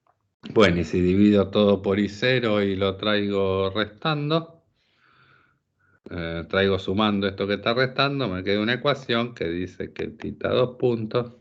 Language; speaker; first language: Spanish; native; Spanish